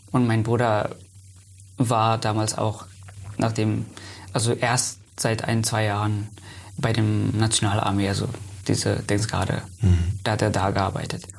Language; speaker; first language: German; non-native, fluent; Persian